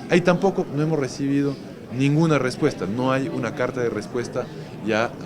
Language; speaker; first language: Spanish; native; Spanish